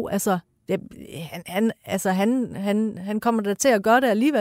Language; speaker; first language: Danish; early bilingual, other home language; Persian